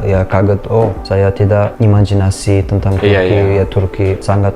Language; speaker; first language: Indonesian; non-native, learner; Turkish